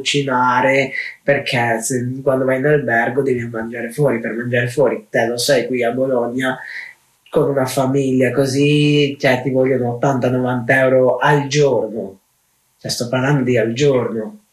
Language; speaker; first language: Italian; non-native, fluent; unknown